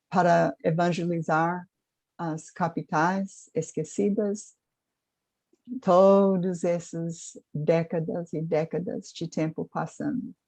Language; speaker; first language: Portuguese; non-native, fluent; English